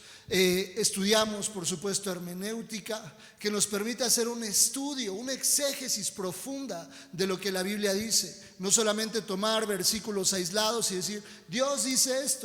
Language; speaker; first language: Spanish; native; Spanish